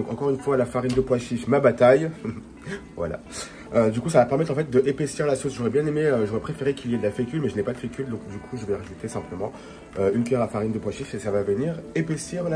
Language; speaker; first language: French; native; French